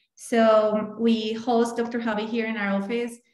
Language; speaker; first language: English; non-native, fluent; Spanish